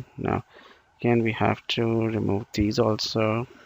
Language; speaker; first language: English; non-native, local second language; Bangla